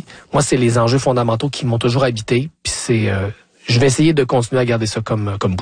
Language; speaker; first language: French; native; French